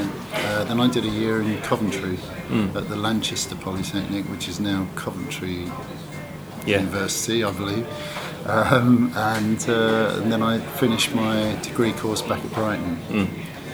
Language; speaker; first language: English; native; English